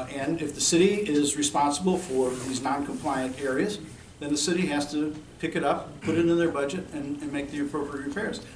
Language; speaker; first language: English; native; English